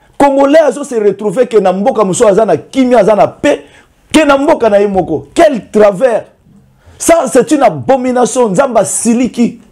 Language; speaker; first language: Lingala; native; Lingala